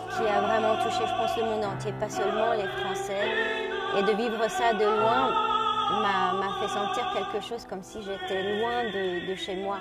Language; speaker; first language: French; non-native, fluent; Arabic